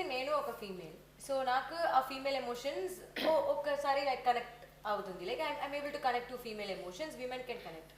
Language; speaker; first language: Telugu; non-native, learner; Tamil